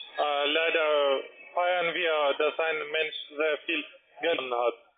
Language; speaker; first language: German; non-native, learner; Russian